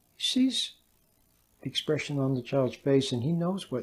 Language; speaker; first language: English; native; English